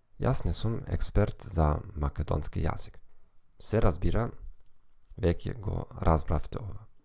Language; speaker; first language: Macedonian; non-native, learner; German